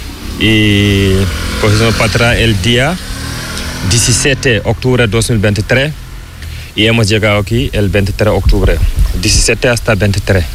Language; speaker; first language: Spanish; non-native, learner; Fula